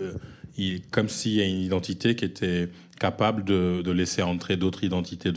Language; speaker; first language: French; native; French